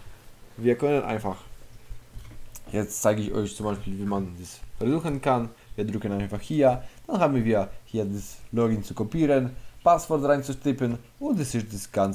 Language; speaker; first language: German; non-native, fluent; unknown